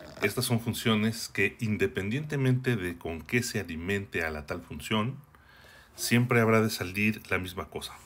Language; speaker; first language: Spanish; native; Spanish